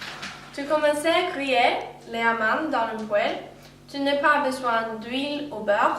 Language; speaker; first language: French; non-native, learner; Swedish